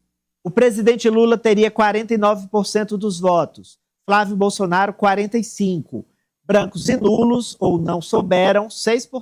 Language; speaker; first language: Portuguese; native; Portuguese